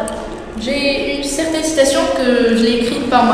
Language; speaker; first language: French; non-native, local second language; Arabic